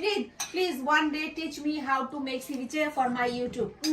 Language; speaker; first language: English; non-native, local second language; Bangla